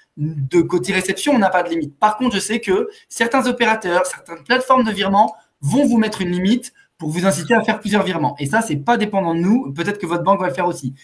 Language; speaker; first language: French; native; French